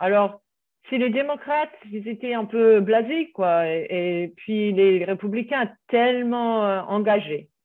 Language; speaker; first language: French; non-native, fluent; English